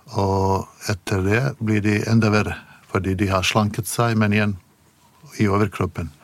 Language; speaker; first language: Norwegian; non-native, fluent; Bosnian